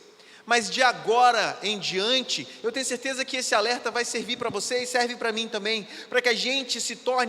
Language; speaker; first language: Portuguese; native; Portuguese